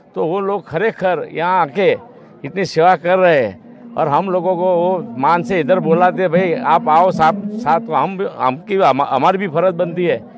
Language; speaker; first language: Hindi; non-native, local second language; Gujarati